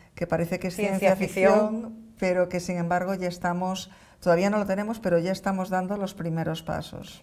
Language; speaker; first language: Spanish; native; Spanish